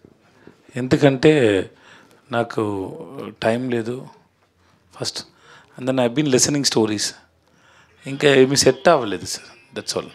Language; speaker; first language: Telugu; non-native, learner; Tamil